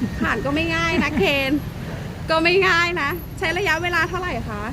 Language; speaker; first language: Thai; native; Thai